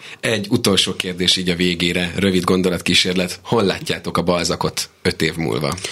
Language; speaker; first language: Hungarian; native; Hungarian